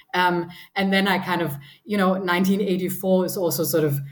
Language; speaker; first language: English; non-native, fluent; Danish